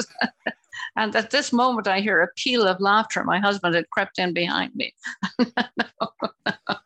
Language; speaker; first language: English; native; English